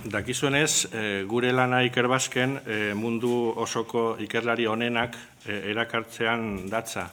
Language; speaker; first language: Basque; non-native, local second language; Spanish